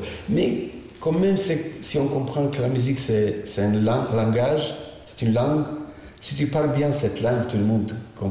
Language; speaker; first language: French; non-native, fluent; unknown